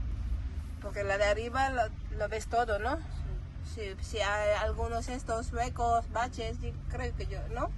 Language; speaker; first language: Spanish; non-native, learner; Filipino